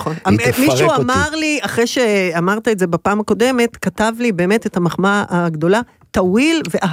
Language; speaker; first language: Hebrew; native; Hebrew